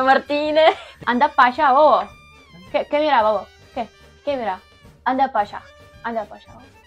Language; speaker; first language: Spanish; non-native, learner; Ukrainian